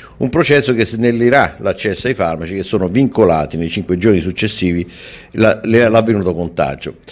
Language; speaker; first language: Italian; native; Italian